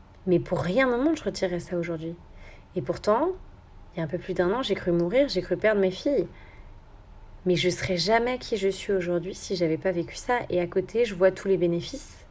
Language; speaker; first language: French; native; French